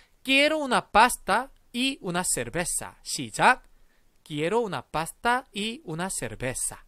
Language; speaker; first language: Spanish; non-native, fluent; Korean